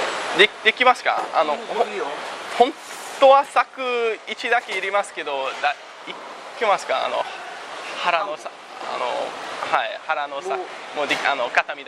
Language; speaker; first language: Japanese; non-native, fluent; English